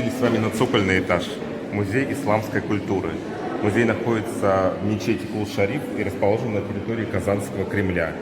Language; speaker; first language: Russian; native; Russian